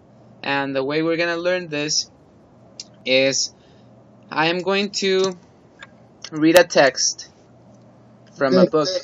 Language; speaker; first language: English; non-native, fluent; Spanish